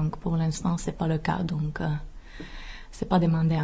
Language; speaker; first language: French; non-native, fluent; Czech